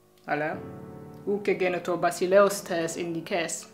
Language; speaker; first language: Greek; non-native, fluent; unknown